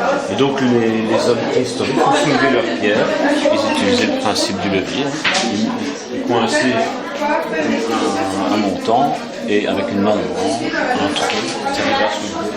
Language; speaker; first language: French; native; French